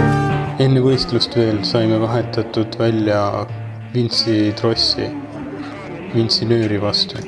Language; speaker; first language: Estonian; native; Estonian